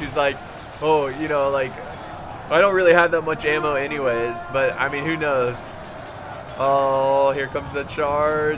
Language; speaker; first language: English; native; English